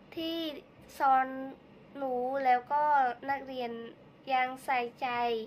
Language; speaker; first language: Thai; non-native, learner; Khmer